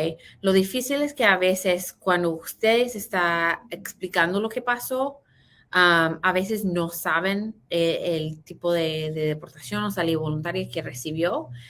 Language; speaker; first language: Spanish; early bilingual, heritage; Spanish